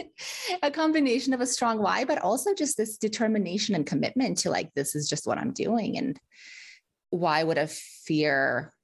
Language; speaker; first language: English; early bilingual, other home language; Russian